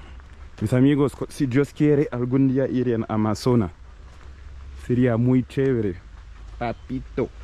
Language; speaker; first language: Spanish; non-native, learner; French